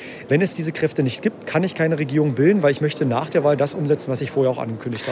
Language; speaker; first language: German; native; German